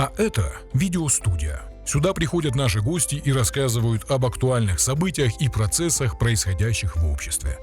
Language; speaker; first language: Russian; native; Russian